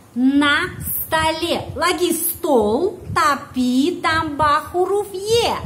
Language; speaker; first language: Indonesian; non-native, fluent; Russian